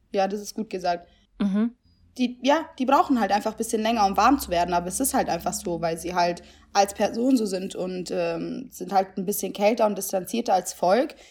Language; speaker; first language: German; early bilingual, other home language; Italian